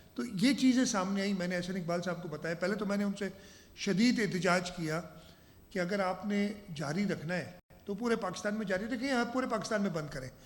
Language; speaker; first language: Urdu; non-native, local second language; Sindhi